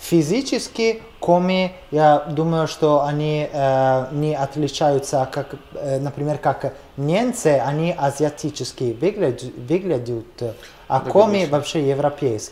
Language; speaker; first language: Russian; non-native, learner; Italian